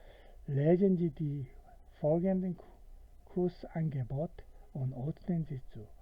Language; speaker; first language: German; non-native, fluent; Korean